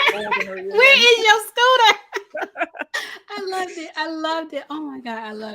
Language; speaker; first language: English; native; English